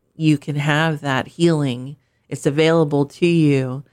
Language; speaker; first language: English; native; English